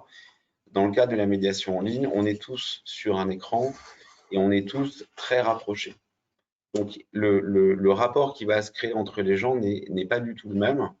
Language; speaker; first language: French; native; French